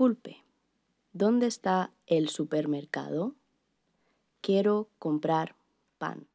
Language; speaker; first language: Spanish; non-native, learner; English